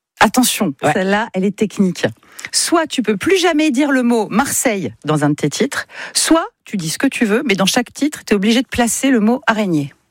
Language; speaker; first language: French; native; French